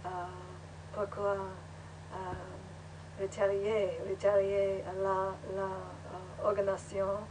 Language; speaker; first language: French; non-native, learner; English